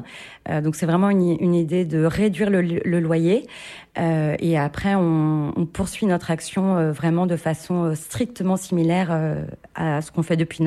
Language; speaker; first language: French; native; French